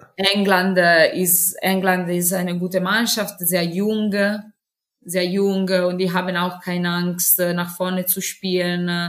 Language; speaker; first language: German; non-native, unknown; Italian